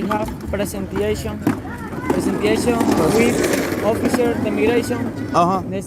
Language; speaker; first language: English; non-native, learner; Spanish